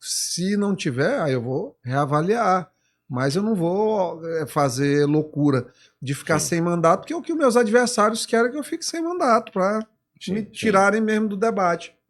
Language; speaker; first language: Portuguese; native; Portuguese